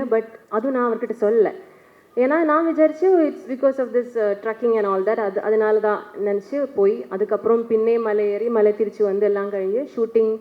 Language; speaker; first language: Tamil; non-native, learner; Malayalam